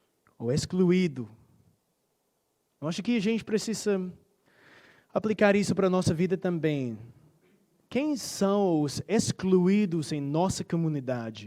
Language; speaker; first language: Portuguese; non-native, fluent; English